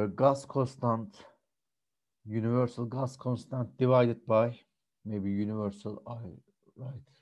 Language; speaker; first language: English; non-native, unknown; Turkish